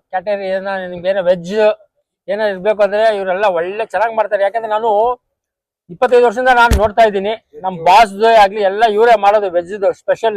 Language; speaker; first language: Kannada; non-native, local second language; Urdu